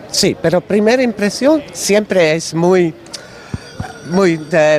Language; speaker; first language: Spanish; non-native, learner; Dutch